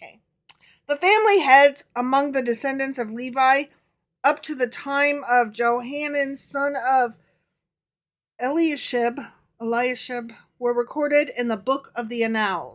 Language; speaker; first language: English; native; English